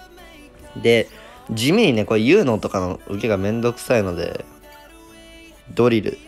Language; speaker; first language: Japanese; native; Japanese